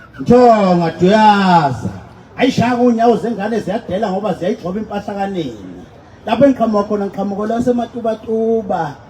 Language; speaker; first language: Zulu; native; Zulu